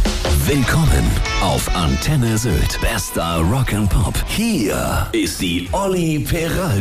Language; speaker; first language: German; native; German